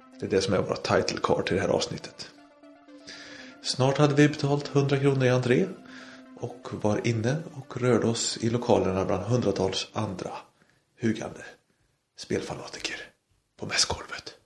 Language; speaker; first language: Swedish; native; Swedish